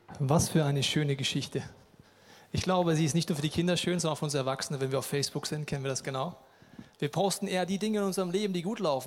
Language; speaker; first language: German; native; German